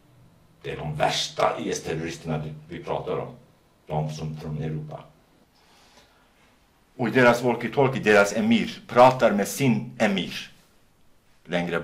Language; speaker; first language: Swedish; non-native, fluent; Kurdish